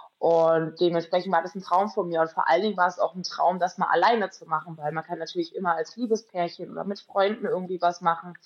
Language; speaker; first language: German; native; German